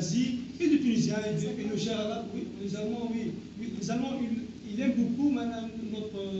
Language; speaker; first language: French; non-native, local second language; Arabic